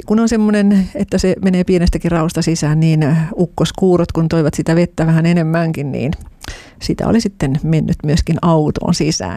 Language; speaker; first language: Finnish; native; Finnish